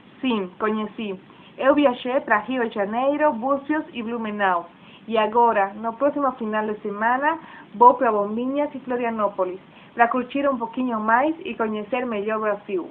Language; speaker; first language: Portuguese; non-native, learner; Spanish